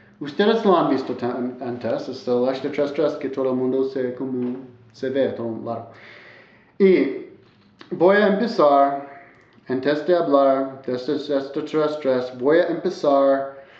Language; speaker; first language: Spanish; non-native, learner; English